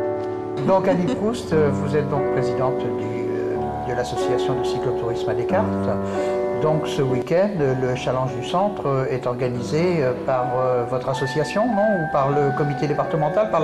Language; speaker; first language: French; native; French